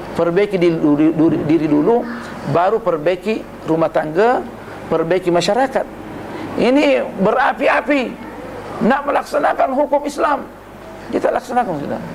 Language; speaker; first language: Malay; non-native, local second language; Buginese